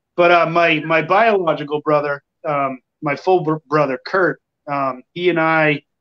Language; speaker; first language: English; native; English